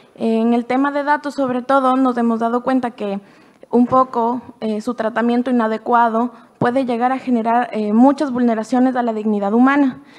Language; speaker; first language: Spanish; native; Spanish